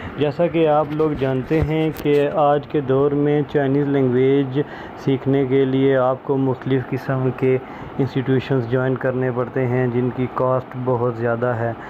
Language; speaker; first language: Urdu; non-native, local second language; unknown